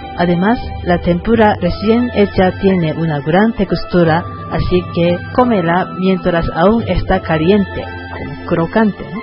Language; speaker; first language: Spanish; non-native, learner; Japanese